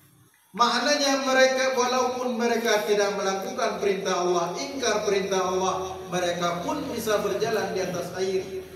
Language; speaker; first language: Indonesian; non-native, local second language; Achinese